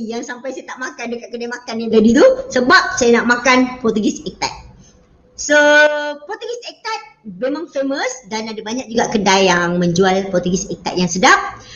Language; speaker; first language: Malay; native; Malay